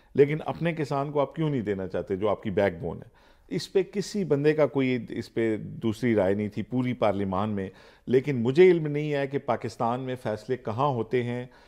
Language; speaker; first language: Urdu; native; Urdu